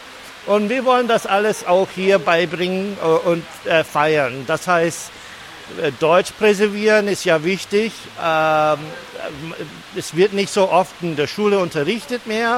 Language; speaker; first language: German; non-native, fluent; English